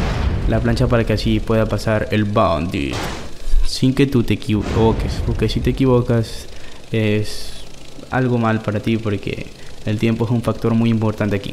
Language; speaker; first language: Spanish; native; Spanish